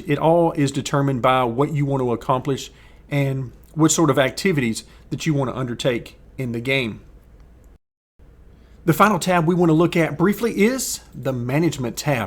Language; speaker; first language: English; native; English